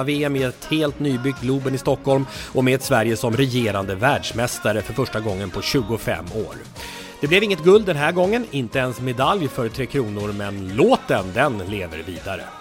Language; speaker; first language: Swedish; native; Swedish